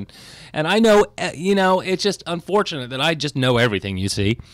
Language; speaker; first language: English; native; English